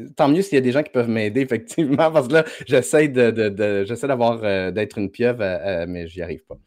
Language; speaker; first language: French; native; French